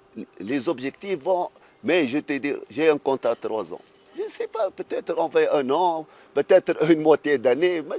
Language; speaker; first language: French; non-native, fluent; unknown